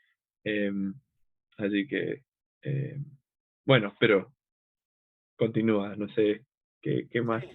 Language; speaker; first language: Spanish; non-native, fluent; English